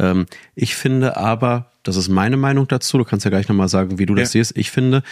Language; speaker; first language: German; native; German